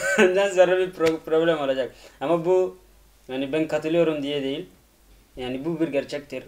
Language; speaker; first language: Turkish; non-native, fluent; Arabic